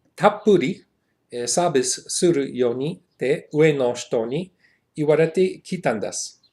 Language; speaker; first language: Japanese; non-native, learner; English